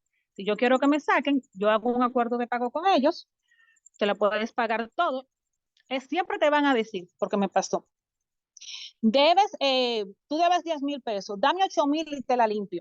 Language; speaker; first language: Spanish; native; Spanish